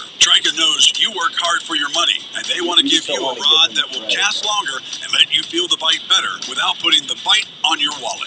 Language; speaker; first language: English; native; English